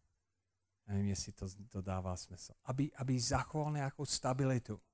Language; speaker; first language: Czech; non-native, fluent; English